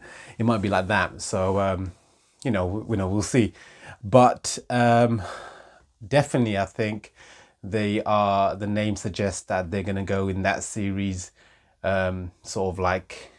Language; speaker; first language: English; native; English